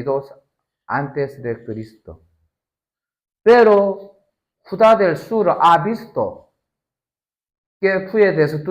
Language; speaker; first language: Spanish; non-native, learner; Korean